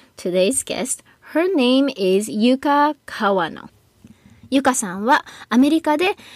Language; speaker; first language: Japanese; native; Japanese